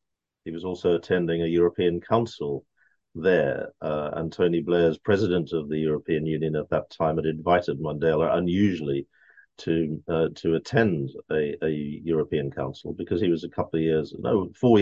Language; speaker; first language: English; native; English